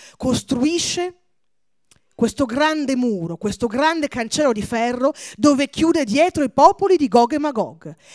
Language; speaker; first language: Italian; early bilingual, other home language; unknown